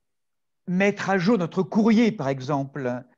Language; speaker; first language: French; native; French